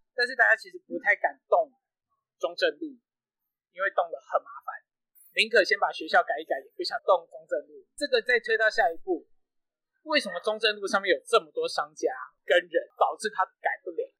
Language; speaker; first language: Chinese; native; Chinese